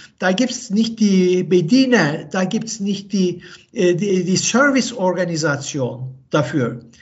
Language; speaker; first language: German; non-native, fluent; Turkish